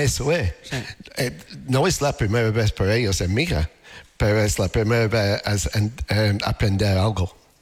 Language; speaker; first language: Spanish; non-native, learner; English